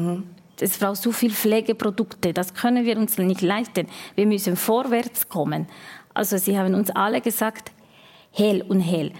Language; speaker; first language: German; non-native, fluent; Spanish